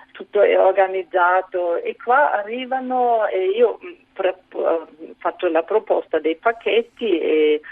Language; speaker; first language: Italian; non-native, fluent; German